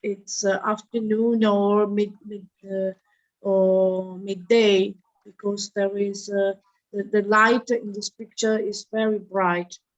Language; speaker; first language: English; non-native, learner; Italian